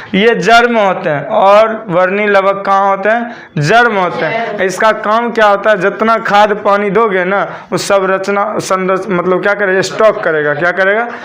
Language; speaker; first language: Hindi; native; Hindi